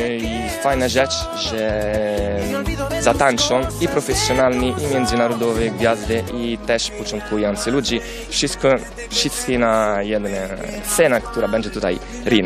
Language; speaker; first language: Polish; non-native, learner; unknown